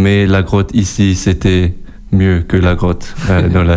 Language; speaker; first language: French; non-native, learner; German